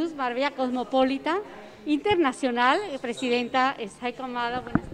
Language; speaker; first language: Spanish; native; Spanish